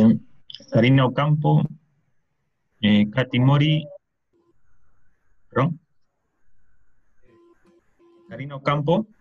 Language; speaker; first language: Spanish; native; Spanish